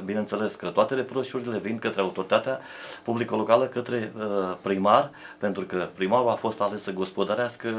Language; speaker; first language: Romanian; native; Romanian